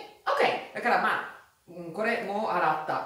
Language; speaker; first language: Japanese; non-native, fluent; Italian